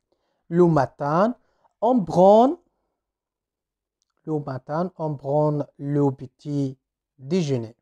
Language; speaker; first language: French; non-native, fluent; Arabic